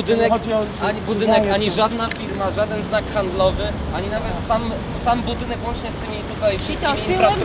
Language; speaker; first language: Polish; native; Polish